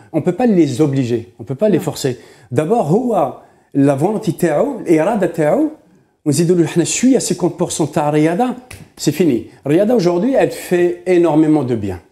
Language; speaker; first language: French; non-native, local second language; Arabic